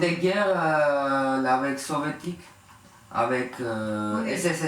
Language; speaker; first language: French; non-native, learner; Armenian